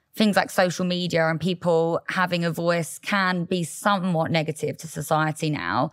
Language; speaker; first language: English; native; English